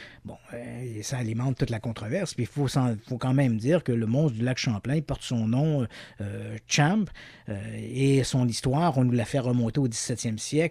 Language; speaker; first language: French; native; French